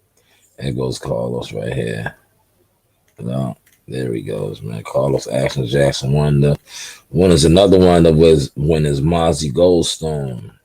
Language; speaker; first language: English; native; English